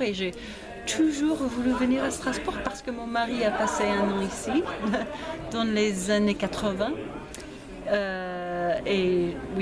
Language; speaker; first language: French; non-native, fluent; English